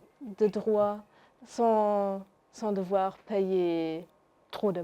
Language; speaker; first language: French; non-native, local second language; Luxembourgish